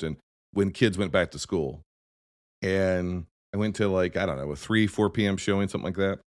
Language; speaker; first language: English; native; English